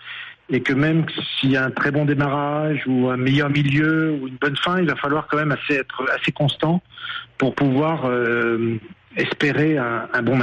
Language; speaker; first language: French; native; French